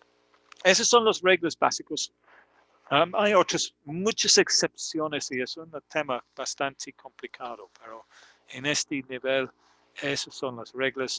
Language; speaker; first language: Spanish; non-native, fluent; English